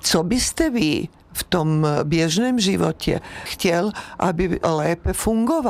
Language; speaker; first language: Czech; non-native, learner; French